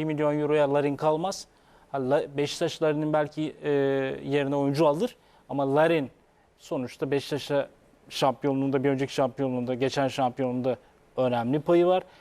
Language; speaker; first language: Turkish; native; Turkish